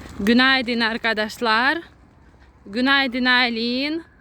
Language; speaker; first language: Turkish; non-native, learner; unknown